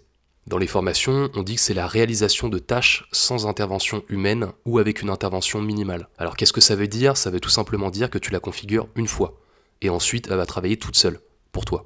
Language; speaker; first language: French; native; French